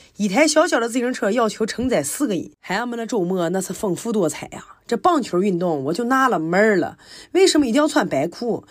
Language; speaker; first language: Chinese; native; Chinese